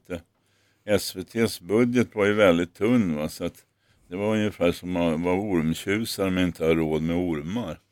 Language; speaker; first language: Swedish; native; Swedish